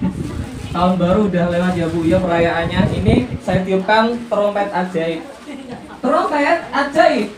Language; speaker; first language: Indonesian; native; Indonesian